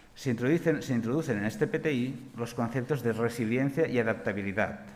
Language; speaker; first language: Spanish; non-native, local second language; Catalan